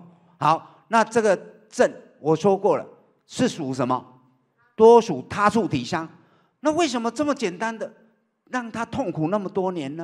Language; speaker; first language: Chinese; native; Chinese